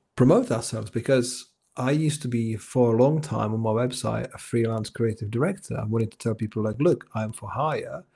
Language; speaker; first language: English; non-native, fluent; Czech